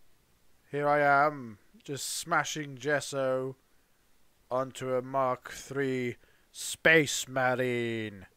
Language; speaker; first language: English; native; English